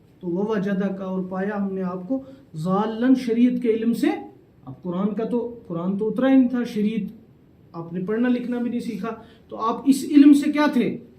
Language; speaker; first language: Urdu; non-native, local second language; Saraiki